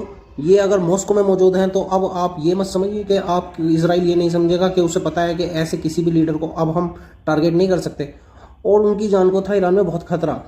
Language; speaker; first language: Hindi; native; Hindi